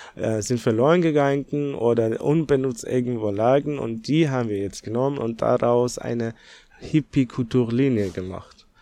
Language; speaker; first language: German; non-native, fluent; Persian